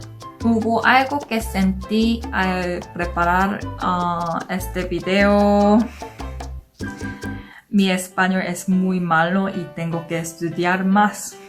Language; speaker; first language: Spanish; non-native, learner; Korean